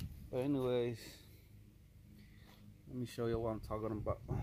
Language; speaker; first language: English; early bilingual, other home language; Spanish